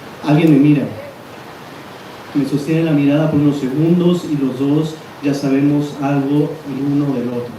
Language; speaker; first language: Spanish; native; Spanish